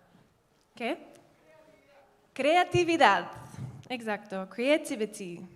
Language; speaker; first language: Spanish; non-native, learner; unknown